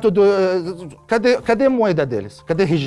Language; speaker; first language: Portuguese; non-native, learner; Arabic